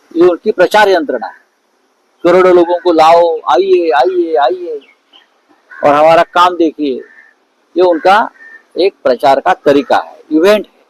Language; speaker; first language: Hindi; non-native, local second language; Marathi